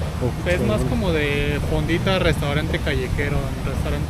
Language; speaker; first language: Spanish; native; Spanish